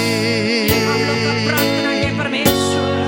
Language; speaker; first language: Hindi; non-native, local second language; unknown